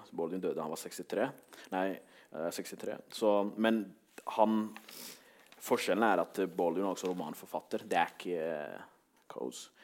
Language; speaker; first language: Norwegian; early bilingual, other home language; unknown